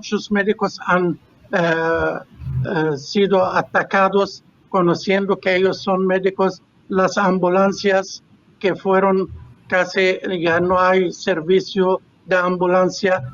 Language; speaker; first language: Spanish; non-native, fluent; Arabic